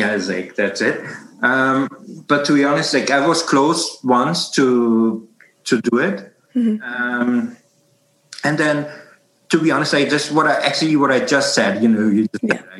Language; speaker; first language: English; non-native, fluent; German